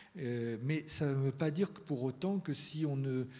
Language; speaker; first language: French; early bilingual, heritage; Spanish